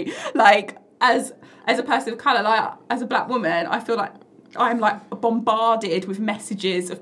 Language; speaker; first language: English; native; English